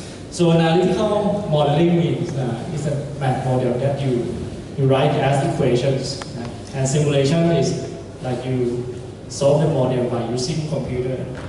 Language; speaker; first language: English; non-native, fluent; Thai